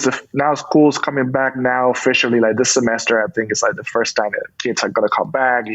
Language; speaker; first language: English; non-native, fluent; Spanish